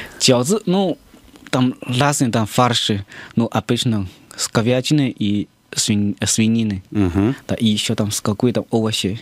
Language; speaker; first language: Russian; non-native, fluent; Chinese